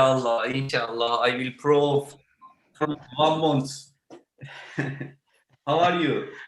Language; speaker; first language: English; non-native, learner; Turkish